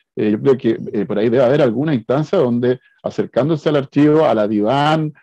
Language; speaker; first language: Spanish; native; Spanish